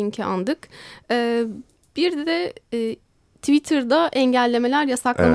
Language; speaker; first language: Turkish; native; Turkish